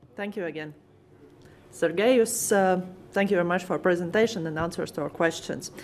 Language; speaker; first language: English; non-native, fluent; Latvian